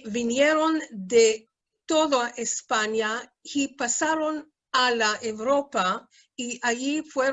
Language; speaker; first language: Spanish; non-native, fluent; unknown